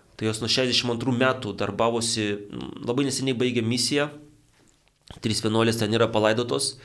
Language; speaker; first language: Lithuanian; native; Lithuanian